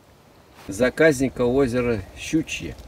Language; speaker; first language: Russian; native; Russian